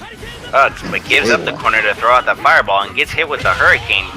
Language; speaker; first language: English; native; English